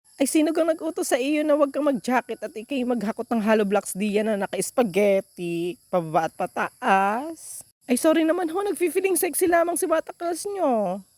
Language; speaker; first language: Filipino; native; Filipino